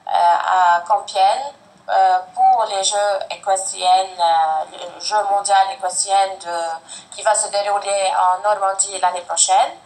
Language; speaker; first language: French; non-native, fluent; Arabic